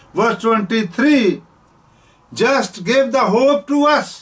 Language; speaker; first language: English; non-native, local second language; Punjabi